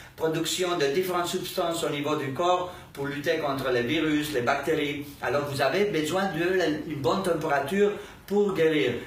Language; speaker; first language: French; non-native, fluent; Spanish